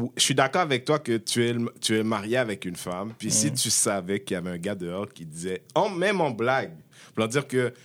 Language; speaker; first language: French; early bilingual, heritage; French